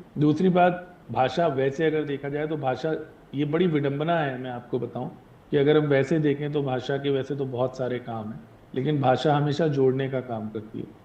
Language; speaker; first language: Hindi; native; Hindi